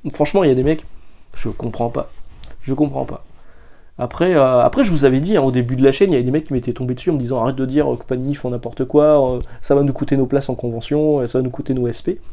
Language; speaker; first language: French; native; French